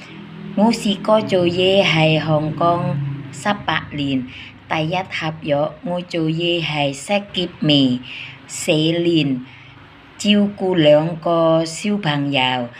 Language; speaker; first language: Cantonese; non-native, learner; Indonesian